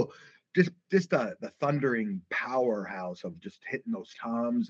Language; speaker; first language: English; native; English